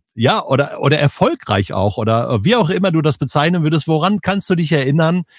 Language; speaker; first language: German; native; German